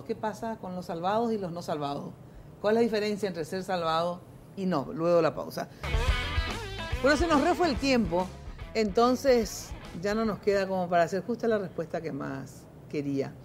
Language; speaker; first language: Spanish; native; Spanish